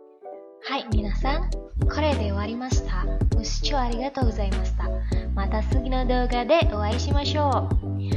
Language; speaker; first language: Japanese; non-native, fluent; Indonesian